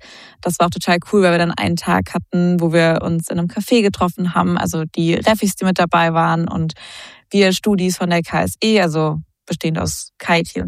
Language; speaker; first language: German; native; German